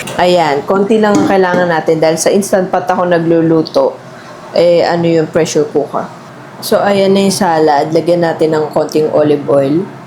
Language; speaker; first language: Filipino; native; Filipino